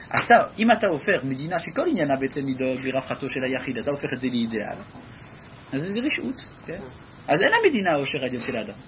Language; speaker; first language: Hebrew; non-native, fluent; French